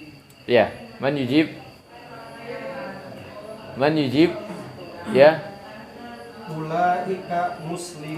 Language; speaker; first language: Arabic; non-native, fluent; Indonesian